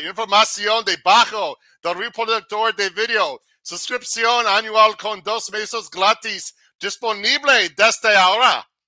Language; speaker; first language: Spanish; non-native, learner; English